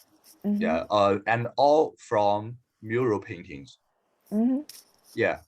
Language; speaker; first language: English; non-native, learner; Chinese